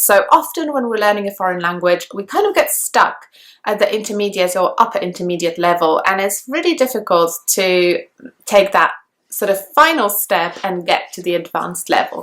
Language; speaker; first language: English; non-native, fluent; Polish